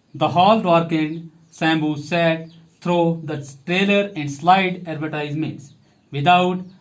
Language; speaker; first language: English; non-native, local second language; Kashmiri